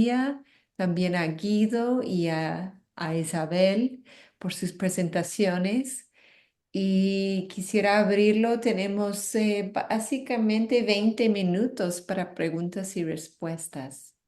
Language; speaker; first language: Spanish; non-native, fluent; English